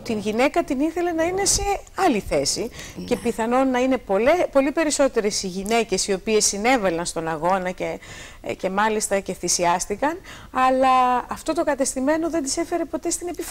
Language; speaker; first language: Greek; native; Greek